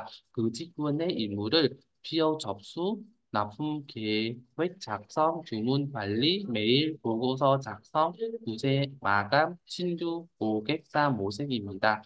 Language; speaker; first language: Korean; non-native, fluent; Vietnamese